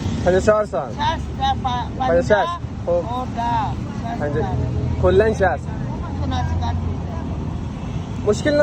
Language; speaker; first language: Persian; non-native, learner; Urdu